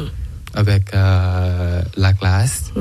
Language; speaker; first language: French; non-native, learner; Thai